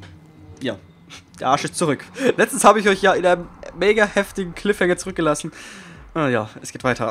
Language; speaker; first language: German; native; German